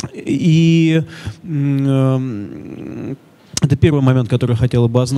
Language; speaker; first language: Russian; native; Russian